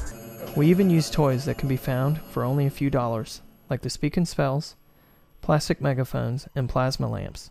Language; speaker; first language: English; native; English